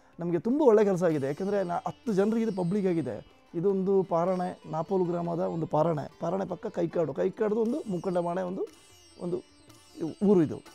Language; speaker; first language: Kannada; non-native, local second language; Kodava